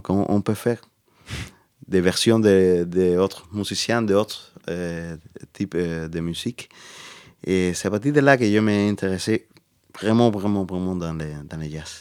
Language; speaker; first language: French; non-native, learner; Spanish